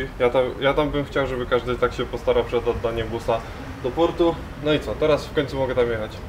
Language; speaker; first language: Polish; native; Polish